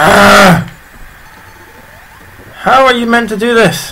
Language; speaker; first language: English; native; English